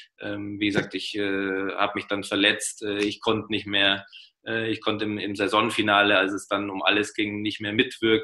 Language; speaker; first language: German; native; German